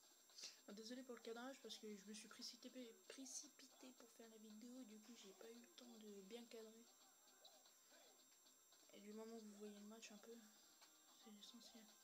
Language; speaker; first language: French; native; French